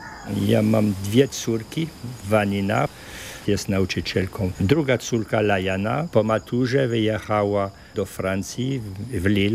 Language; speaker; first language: Polish; early bilingual, heritage; French